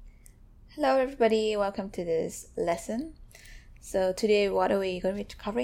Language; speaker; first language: English; non-native, fluent; Thai